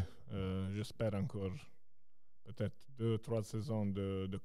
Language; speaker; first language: French; non-native, local second language; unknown